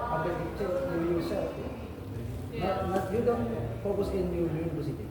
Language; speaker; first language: English; non-native, learner; Indonesian